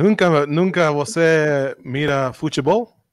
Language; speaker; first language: Portuguese; non-native, learner; English